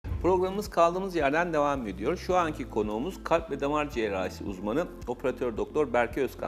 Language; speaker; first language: Turkish; native; Turkish